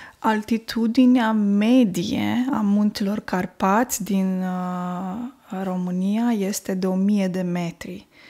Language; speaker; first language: Romanian; native; Romanian